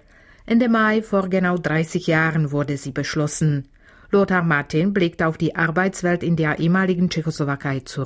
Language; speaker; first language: German; non-native, fluent; Czech